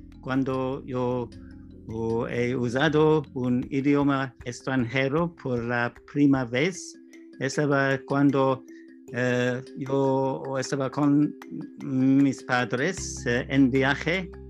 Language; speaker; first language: Spanish; non-native, learner; English